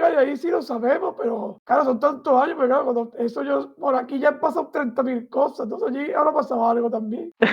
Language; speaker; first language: Spanish; native; Spanish